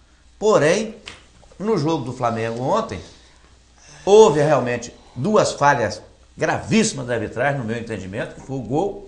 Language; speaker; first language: Portuguese; native; Portuguese